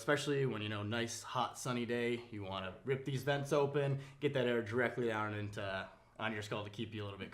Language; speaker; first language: English; native; English